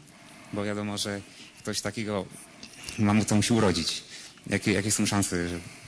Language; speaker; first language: Polish; native; Polish